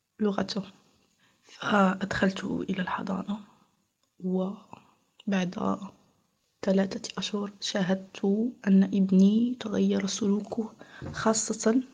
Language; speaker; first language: Arabic; native; Arabic